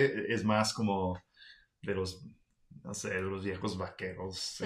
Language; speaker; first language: Spanish; non-native, fluent; English